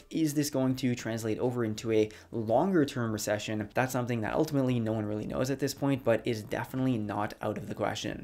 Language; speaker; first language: English; native; English